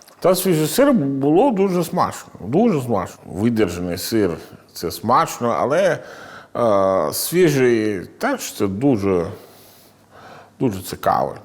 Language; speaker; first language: Ukrainian; non-native, learner; Italian